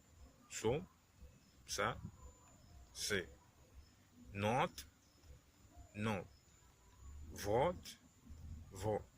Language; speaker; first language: French; non-native, learner; Spanish